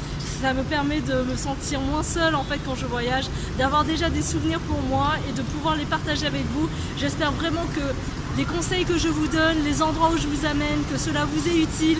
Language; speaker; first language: French; native; French